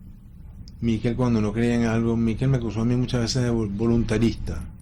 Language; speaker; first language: Spanish; native; Spanish